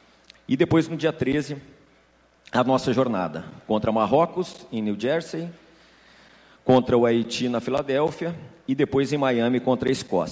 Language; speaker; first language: Portuguese; native; Portuguese